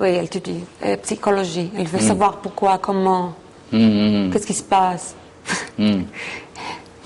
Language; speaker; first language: French; non-native, fluent; Hebrew